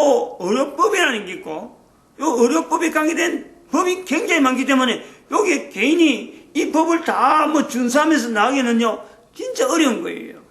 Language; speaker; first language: Korean; native; Korean